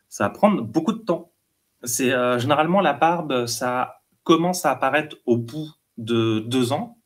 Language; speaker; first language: French; native; French